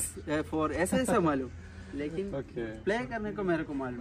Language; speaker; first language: Hindi; non-native, local second language; Malayalam